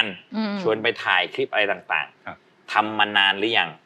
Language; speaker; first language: Thai; native; Thai